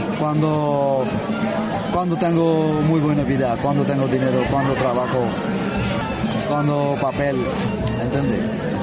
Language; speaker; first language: Spanish; non-native, learner; Bangla